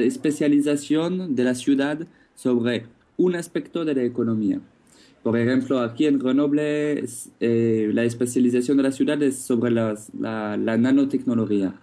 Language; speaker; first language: Spanish; non-native, fluent; French